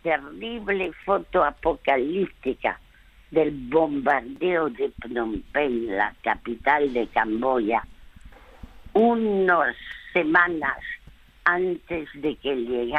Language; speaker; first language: Spanish; early bilingual, other home language; French